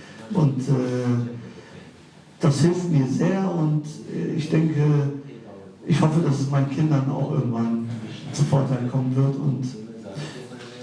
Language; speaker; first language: German; early bilingual, other home language; Kurdish